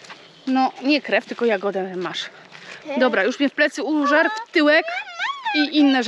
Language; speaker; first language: Polish; native; Polish